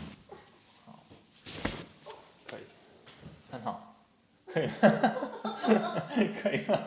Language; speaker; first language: Chinese; non-native, learner; English